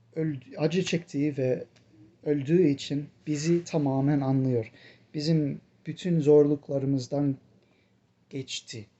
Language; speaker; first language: Turkish; non-native, fluent; English